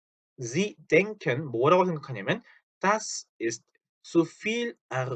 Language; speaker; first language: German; non-native, fluent; Korean